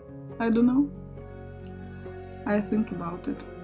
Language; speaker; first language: English; non-native, learner; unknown